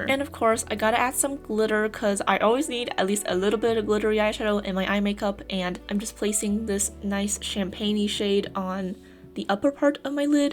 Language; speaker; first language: English; native; English